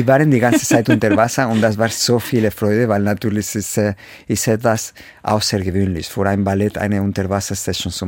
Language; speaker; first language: German; non-native, fluent; Spanish